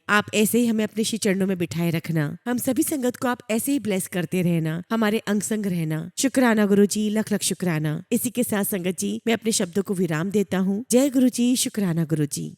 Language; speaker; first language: Hindi; native; Hindi